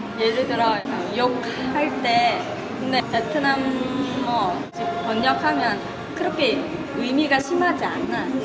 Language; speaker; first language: Korean; non-native, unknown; Vietnamese